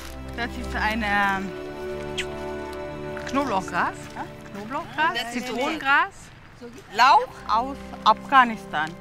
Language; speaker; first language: German; non-native, learner; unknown